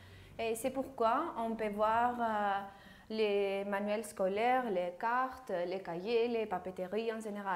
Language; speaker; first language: French; non-native, fluent; Greek